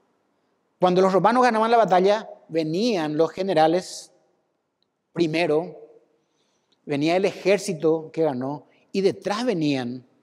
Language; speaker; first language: Spanish; native; Spanish